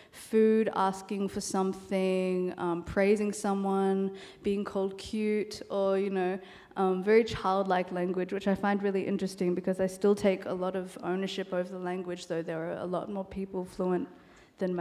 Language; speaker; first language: English; non-native, local second language; Cantonese